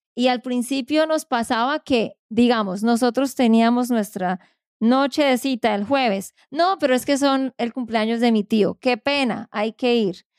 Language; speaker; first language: Spanish; native; Spanish